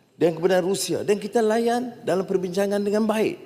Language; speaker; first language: Malay; native; Malay